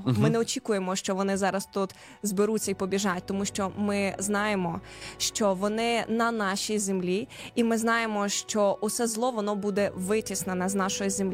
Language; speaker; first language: Ukrainian; native; Ukrainian